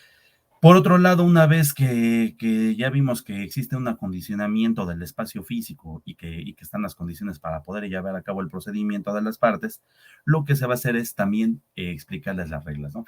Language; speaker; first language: Spanish; native; Spanish